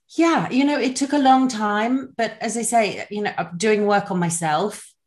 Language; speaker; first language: English; native; English